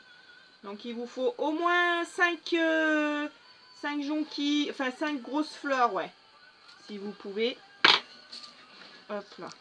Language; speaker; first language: French; native; French